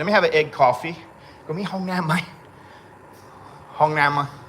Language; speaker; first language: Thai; non-native, learner; English